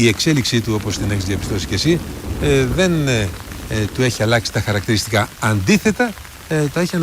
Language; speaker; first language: Greek; native; Greek